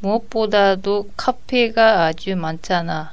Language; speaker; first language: Korean; non-native, learner; Japanese